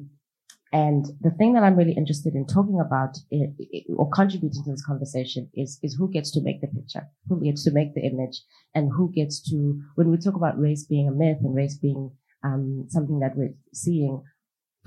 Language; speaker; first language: English; non-native, local second language; Xhosa